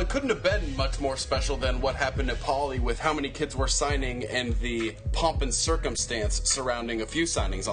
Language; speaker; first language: English; native; English